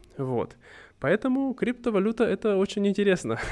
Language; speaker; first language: Russian; native; Russian